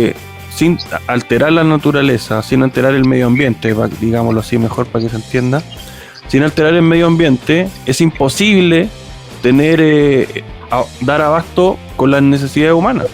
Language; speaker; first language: Spanish; native; Spanish